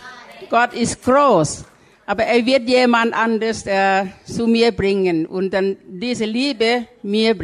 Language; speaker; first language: German; non-native, fluent; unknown